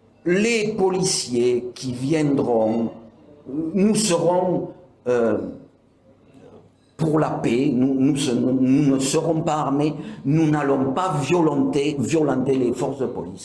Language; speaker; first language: French; native; French